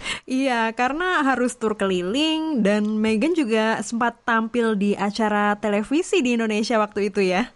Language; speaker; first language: Indonesian; native; Indonesian